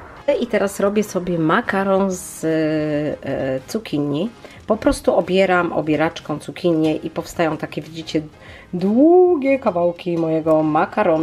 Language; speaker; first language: Polish; native; Polish